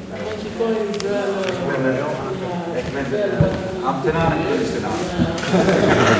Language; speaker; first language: Dutch; non-native, learner; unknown